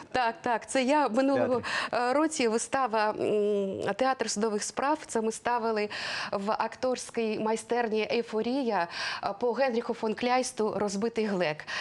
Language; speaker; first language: Ukrainian; non-native, local second language; Russian